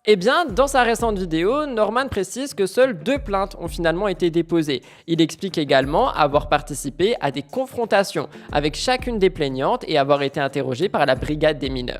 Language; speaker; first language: French; native; French